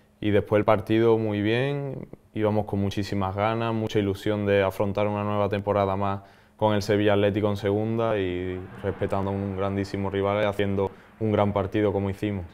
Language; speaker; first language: Spanish; native; Spanish